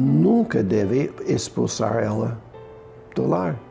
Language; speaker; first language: Portuguese; non-native, fluent; English